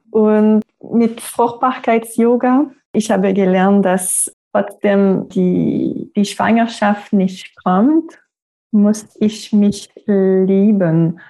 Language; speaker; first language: German; non-native, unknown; French